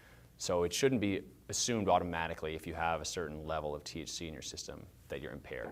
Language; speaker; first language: English; native; English